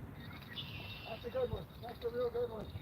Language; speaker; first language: English; non-native, learner; Korean